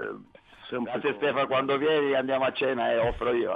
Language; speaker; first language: Italian; native; Italian